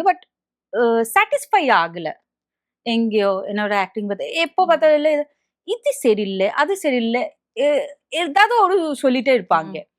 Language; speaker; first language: Tamil; non-native, local second language; Bangla